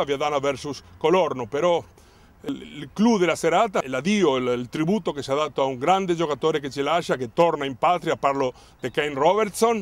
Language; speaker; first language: Italian; native; Italian